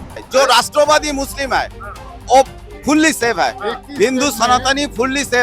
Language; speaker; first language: Hindi; non-native, local second language; Bangla